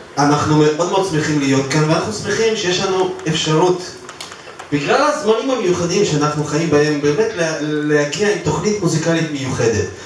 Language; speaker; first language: Hebrew; non-native, fluent; Russian